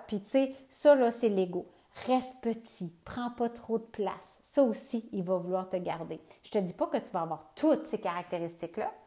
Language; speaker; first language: French; native; French